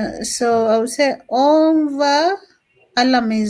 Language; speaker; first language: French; non-native, learner; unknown